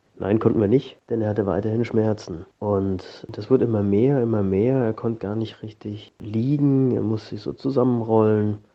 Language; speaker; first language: German; native; German